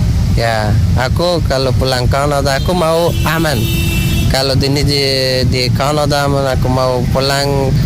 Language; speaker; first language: Indonesian; non-native, learner; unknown